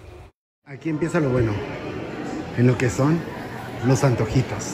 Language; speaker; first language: Spanish; native; Spanish